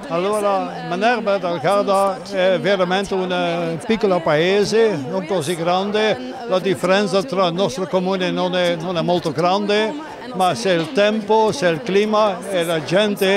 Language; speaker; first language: Italian; non-native, learner; Dutch